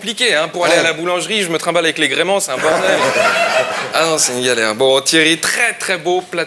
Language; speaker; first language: French; native; French